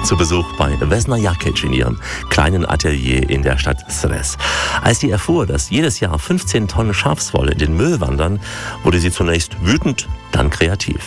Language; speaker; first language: German; native; German